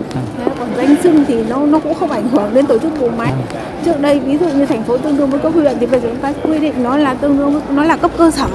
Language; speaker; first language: Vietnamese; native; Vietnamese